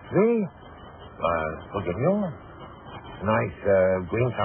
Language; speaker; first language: Welsh; non-native, learner; English